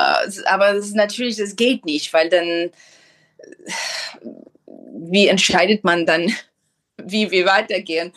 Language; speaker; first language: German; non-native, fluent; English